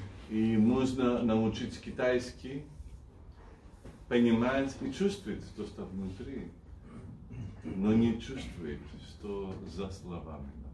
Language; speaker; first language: Russian; non-native, fluent; Greek